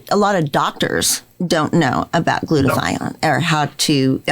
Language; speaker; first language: English; native; English